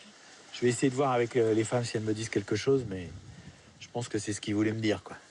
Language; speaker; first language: French; native; French